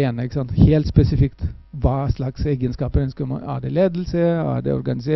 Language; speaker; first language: Norwegian; non-native, fluent; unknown